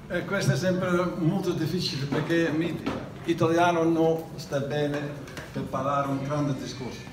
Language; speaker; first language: Italian; non-native, learner; Dutch